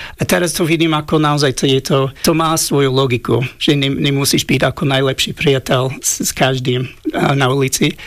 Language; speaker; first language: Slovak; non-native, fluent; English